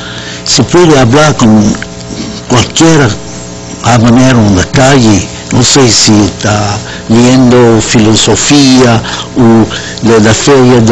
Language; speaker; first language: Spanish; non-native, fluent; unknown